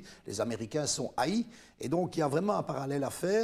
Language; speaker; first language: French; native; French